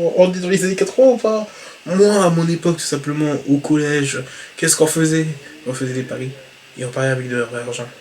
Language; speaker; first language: French; native; French